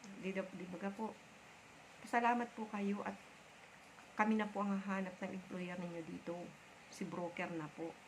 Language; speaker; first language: Filipino; non-native, local second language; Bikol